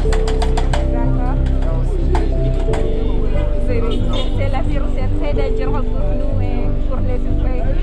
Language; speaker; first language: French; non-native, learner; Indonesian